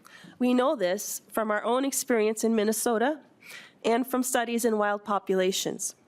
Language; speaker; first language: English; native; English